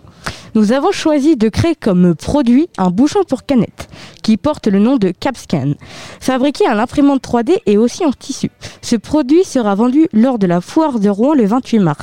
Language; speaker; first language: French; native; French